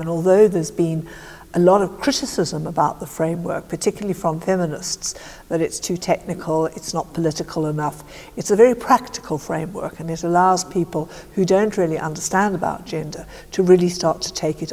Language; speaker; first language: English; native; English